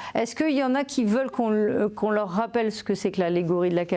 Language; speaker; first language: French; native; French